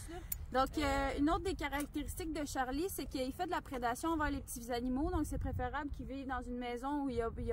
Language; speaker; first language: French; native; French